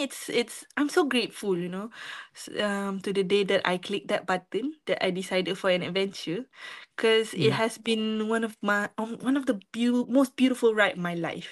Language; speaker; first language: English; non-native, local second language; Malay